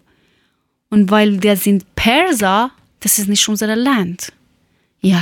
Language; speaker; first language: German; non-native, learner; Persian